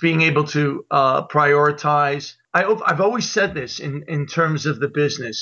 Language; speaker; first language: English; native; English